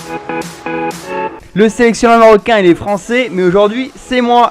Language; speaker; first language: French; native; French